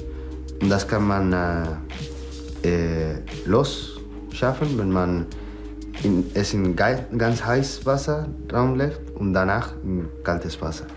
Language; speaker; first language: German; non-native, learner; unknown